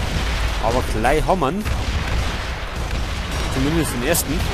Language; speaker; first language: German; native; German